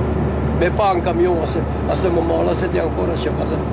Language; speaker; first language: French; non-native, local second language; Dutch